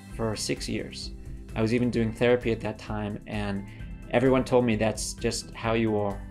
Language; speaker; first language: English; native; English